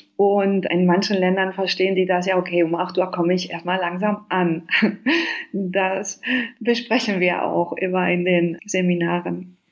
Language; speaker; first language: German; non-native, fluent; Spanish